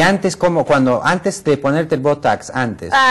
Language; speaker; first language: Spanish; native; Spanish